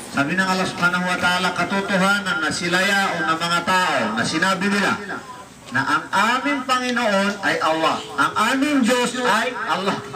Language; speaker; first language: Filipino; non-native, local second language; Maguindanaon